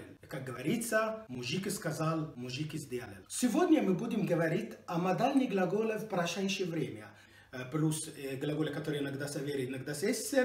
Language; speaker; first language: Russian; non-native, fluent; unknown